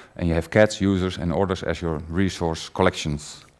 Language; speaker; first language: English; non-native, fluent; Dutch